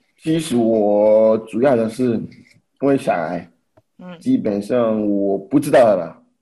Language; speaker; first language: Chinese; non-native, fluent; Haitian Creole